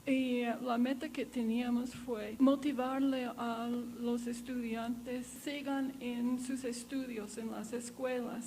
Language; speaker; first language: Spanish; non-native, fluent; English